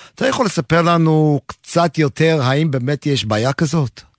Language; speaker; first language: Hebrew; non-native, fluent; English